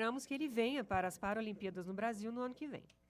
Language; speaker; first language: Portuguese; native; Portuguese